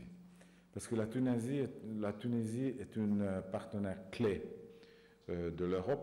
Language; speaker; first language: French; non-native, fluent; Hungarian